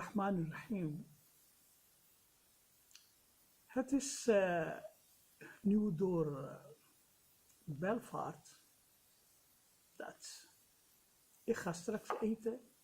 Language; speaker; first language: Dutch; non-native, fluent; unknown